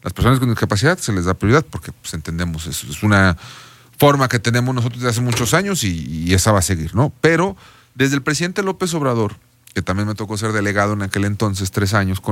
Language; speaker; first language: Spanish; native; Spanish